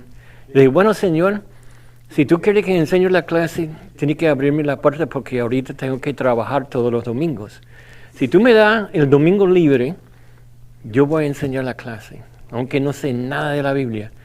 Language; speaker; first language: Spanish; non-native, fluent; English